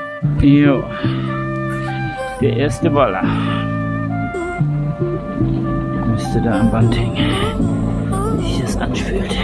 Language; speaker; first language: German; native; German